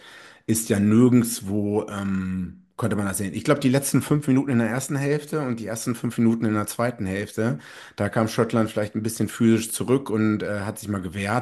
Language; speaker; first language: German; native; German